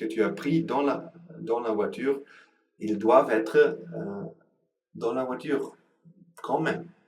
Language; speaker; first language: French; non-native, learner; Sinhala